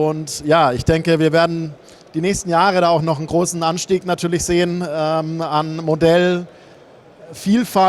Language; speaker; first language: German; native; German